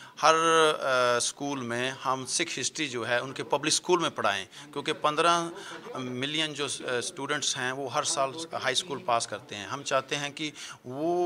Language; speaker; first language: Hindi; non-native, local second language; Punjabi